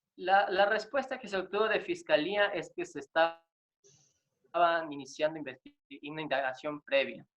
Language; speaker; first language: Spanish; native; Spanish